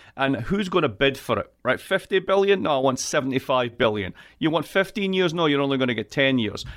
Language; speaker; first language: English; native; English